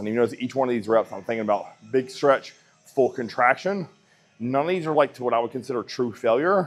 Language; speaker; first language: English; native; English